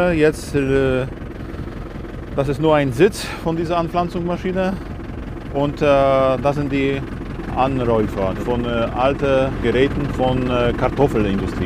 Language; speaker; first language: German; non-native, learner; Polish